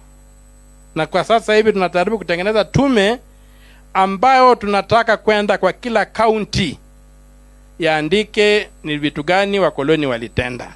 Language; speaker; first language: Swahili; non-native, local second language; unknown